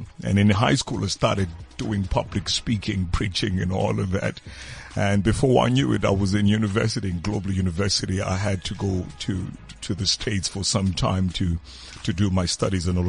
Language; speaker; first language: English; non-native, local second language; Tswana